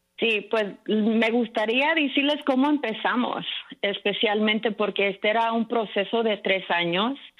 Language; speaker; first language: Spanish; early bilingual, heritage; Spanish